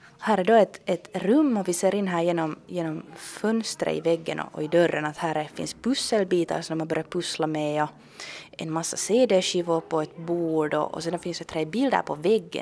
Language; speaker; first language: Swedish; native; Swedish